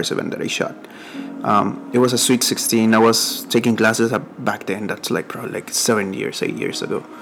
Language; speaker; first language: English; non-native, fluent; Spanish